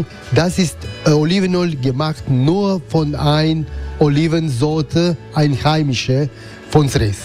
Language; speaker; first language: German; non-native, learner; Croatian